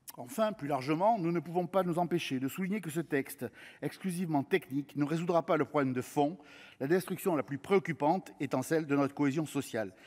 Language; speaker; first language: French; native; French